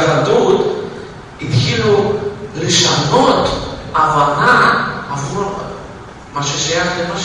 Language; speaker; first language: Hebrew; non-native, fluent; Russian